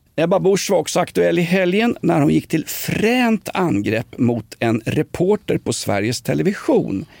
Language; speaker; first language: Swedish; native; Swedish